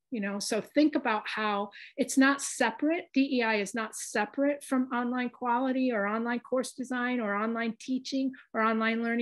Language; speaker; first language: English; early bilingual, other home language; Spanish